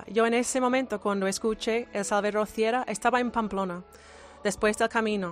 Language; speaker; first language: Spanish; non-native, fluent; English